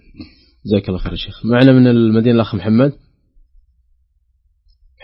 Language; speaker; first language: Arabic; native; Arabic